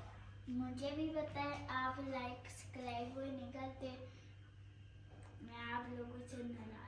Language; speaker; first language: Hindi; non-native, local second language; Punjabi